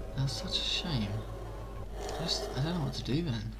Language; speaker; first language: English; native; English